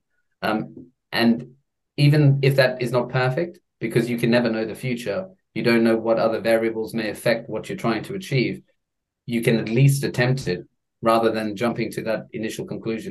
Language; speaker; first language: English; native; English